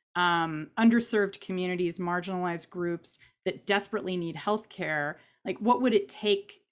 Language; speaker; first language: English; native; English